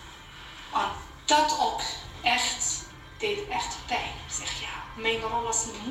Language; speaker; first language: Dutch; non-native, learner; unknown